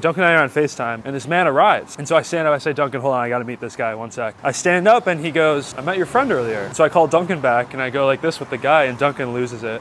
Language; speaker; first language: English; native; English